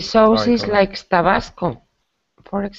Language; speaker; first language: English; non-native, learner; Spanish